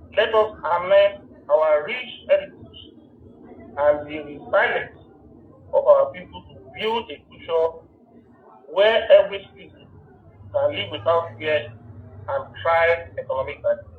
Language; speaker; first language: English; non-native, local second language; Yoruba